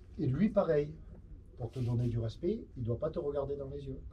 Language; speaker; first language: French; native; French